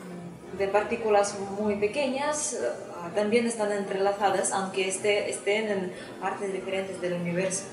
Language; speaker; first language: Spanish; non-native, fluent; Russian